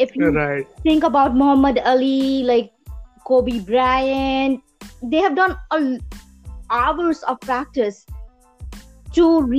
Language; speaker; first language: English; non-native, local second language; Gujarati